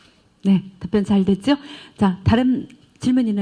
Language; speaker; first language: Korean; native; Korean